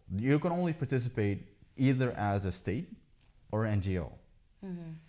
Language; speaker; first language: English; early bilingual, heritage; Dutch